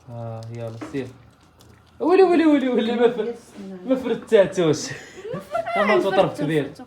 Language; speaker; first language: Arabic; native; Arabic